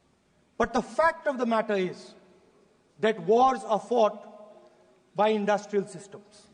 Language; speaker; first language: English; non-native, local second language; Hindi